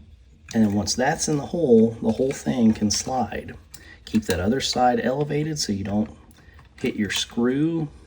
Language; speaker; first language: English; native; English